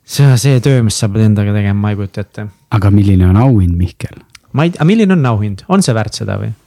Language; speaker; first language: Estonian; native; Estonian